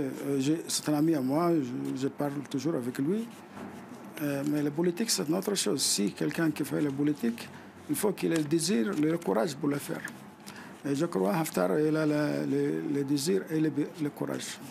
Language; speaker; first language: French; non-native, fluent; Arabic